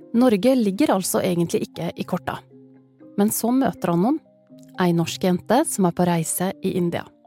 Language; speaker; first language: Norwegian; native; Norwegian